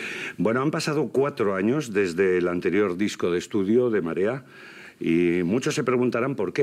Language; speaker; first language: Spanish; native; Spanish